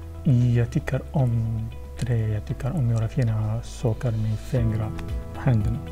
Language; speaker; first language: Swedish; non-native, learner; Arabic